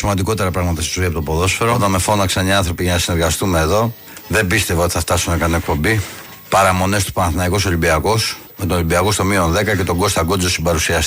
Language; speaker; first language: Greek; native; Greek